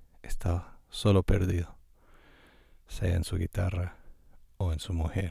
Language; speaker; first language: Spanish; non-native, fluent; English